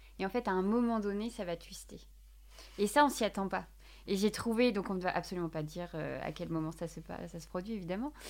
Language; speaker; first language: French; native; French